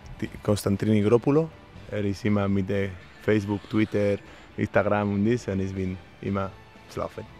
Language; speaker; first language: German; non-native, learner; Spanish